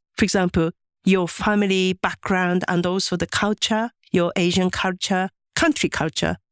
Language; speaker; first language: English; non-native, fluent; Japanese